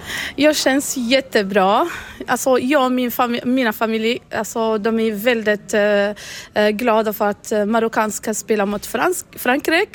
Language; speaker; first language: Swedish; non-native, learner; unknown